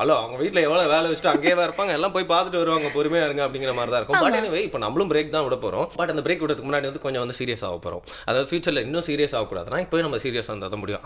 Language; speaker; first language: Tamil; native; Tamil